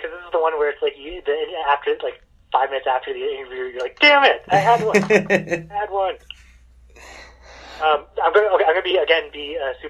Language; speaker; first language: English; native; English